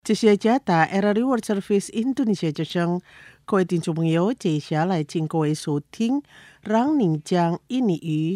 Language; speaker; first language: Chinese; non-native, local second language; Indonesian